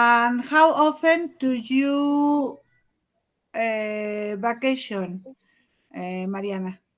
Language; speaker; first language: English; non-native, learner; Spanish